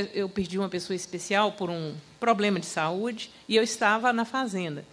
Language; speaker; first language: Portuguese; native; Portuguese